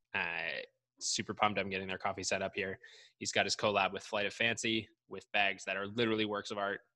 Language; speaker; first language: English; native; English